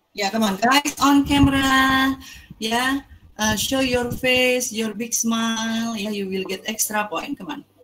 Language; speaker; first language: English; non-native, fluent; Indonesian